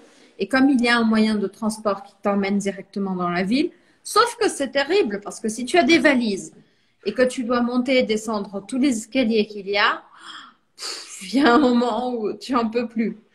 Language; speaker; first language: French; non-native, fluent; Portuguese